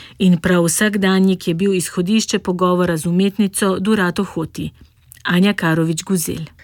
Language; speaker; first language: Slovenian; native; Slovenian